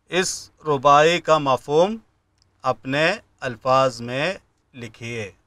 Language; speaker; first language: Urdu; non-native, local second language; Malayalam